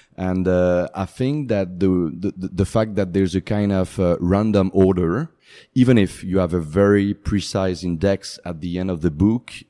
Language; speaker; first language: English; non-native, fluent; French